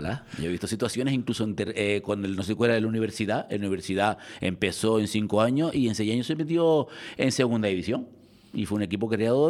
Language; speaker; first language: Spanish; native; Spanish